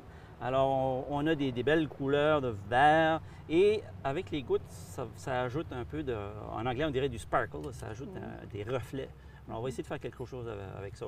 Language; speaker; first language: French; native; French